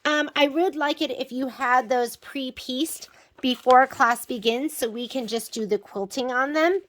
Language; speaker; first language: English; native; English